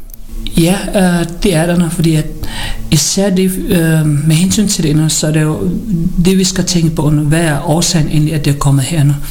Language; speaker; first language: Danish; non-native, learner; Filipino